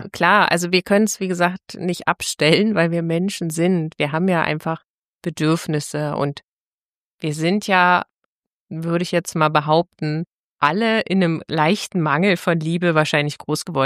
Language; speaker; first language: German; native; German